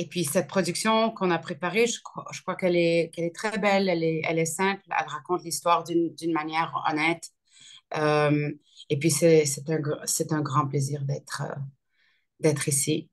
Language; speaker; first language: French; early bilingual, other home language; Arabic